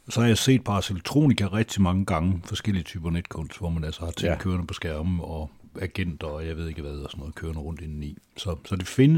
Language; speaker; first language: Danish; native; Danish